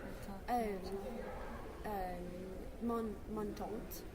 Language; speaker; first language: French; non-native, learner; English